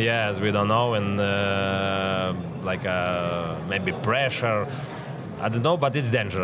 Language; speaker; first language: English; non-native, learner; Dutch